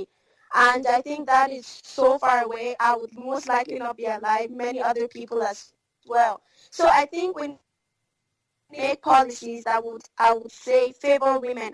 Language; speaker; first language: English; non-native, local second language; Hausa